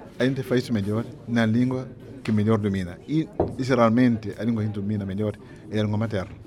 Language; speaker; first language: Portuguese; non-native, local second language; Yao